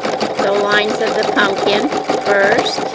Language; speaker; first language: English; native; English